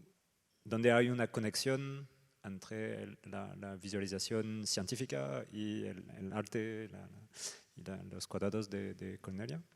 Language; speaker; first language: Spanish; non-native, fluent; French